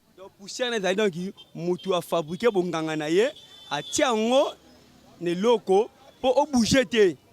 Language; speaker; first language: Lingala; non-native, local second language; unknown